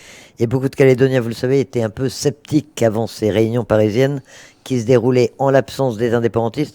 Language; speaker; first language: French; native; French